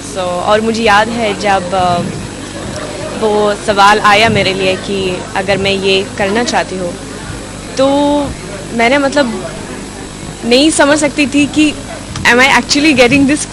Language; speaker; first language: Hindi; non-native, learner; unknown